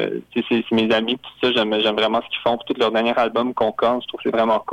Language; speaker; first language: French; native; French